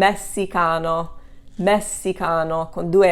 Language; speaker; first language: Italian; non-native, fluent; English